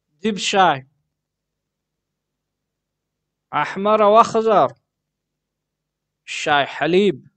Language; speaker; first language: Arabic; non-native, learner; Urdu